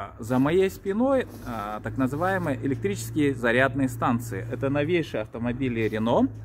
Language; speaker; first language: Russian; non-native, local second language; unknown